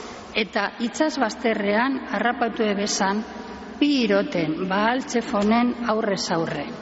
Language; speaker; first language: Basque; native; Basque